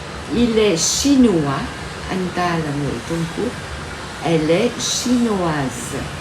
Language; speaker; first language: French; non-native, fluent; Vietnamese